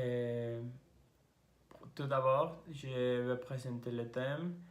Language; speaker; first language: French; non-native, learner; Spanish